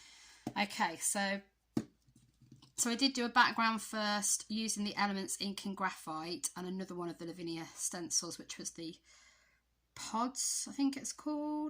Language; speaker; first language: English; native; English